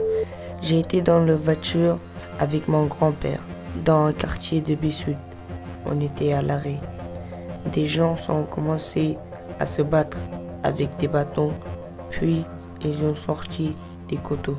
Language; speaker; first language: French; non-native, learner; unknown